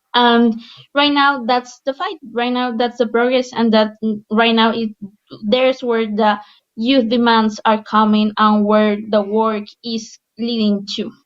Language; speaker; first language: English; non-native, fluent; Spanish